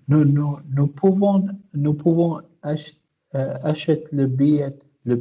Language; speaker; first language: French; non-native, learner; Arabic